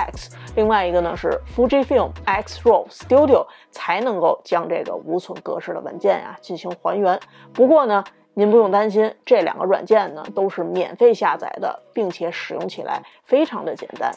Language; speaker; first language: Chinese; native; Chinese